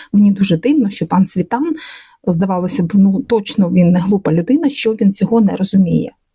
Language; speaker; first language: Ukrainian; non-native, local second language; Russian